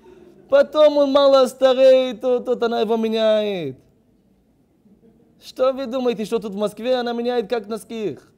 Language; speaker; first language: Russian; non-native, learner; Hebrew